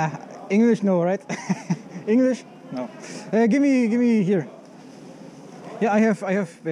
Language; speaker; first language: English; non-native, fluent; German